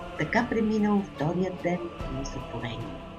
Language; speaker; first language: Bulgarian; native; Bulgarian